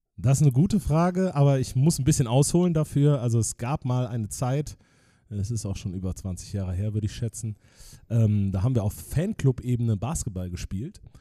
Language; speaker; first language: German; native; German